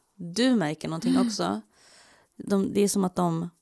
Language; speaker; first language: Swedish; non-native, fluent; English